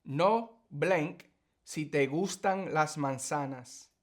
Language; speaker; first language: Spanish; early bilingual, heritage; English